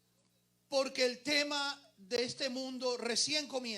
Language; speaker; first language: Spanish; native; Spanish